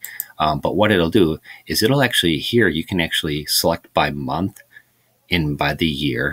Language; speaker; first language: English; native; English